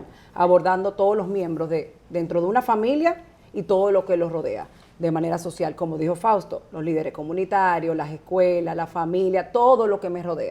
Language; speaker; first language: Spanish; native; Spanish